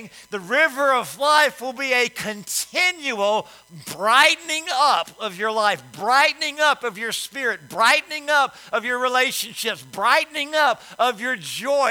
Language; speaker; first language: English; native; English